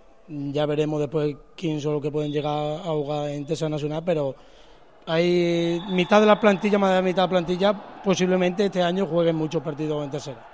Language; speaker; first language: Spanish; native; Spanish